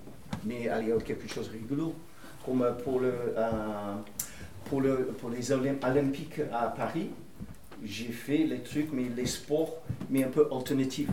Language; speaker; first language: French; non-native, fluent; English